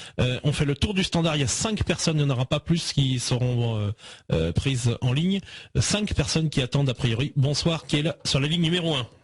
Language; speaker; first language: French; native; French